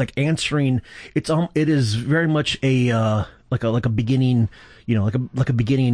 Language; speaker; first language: English; native; English